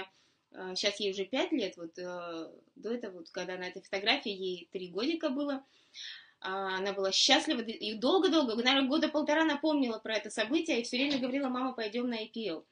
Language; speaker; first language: Russian; native; Russian